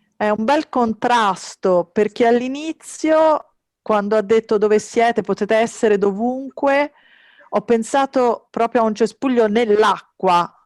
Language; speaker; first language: Italian; native; Italian